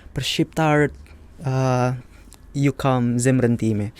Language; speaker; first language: Albanian; non-native, learner; Indonesian